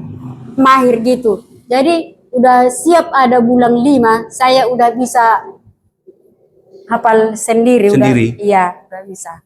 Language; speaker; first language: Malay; non-native, local second language; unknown